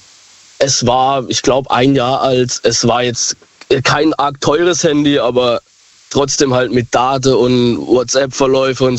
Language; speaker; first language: German; native; German